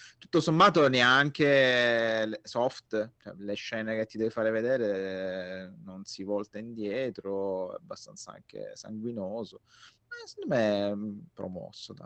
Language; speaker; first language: Italian; native; Italian